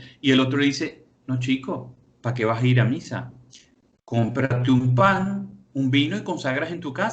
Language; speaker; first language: Spanish; native; Spanish